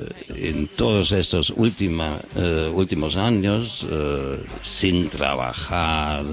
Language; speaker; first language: Spanish; non-native, fluent; German